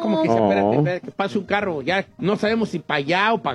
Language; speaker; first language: Spanish; native; Spanish